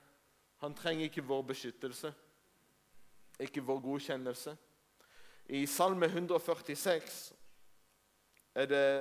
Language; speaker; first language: Norwegian; non-native, fluent; Hebrew